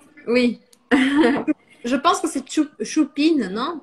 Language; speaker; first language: French; non-native, fluent; Portuguese